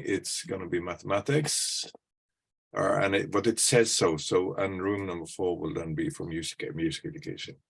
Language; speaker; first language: English; non-native, fluent; Norwegian